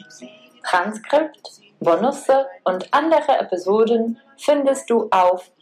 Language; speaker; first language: German; non-native, fluent; Czech